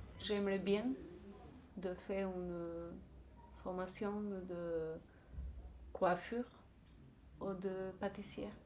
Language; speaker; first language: French; non-native, learner; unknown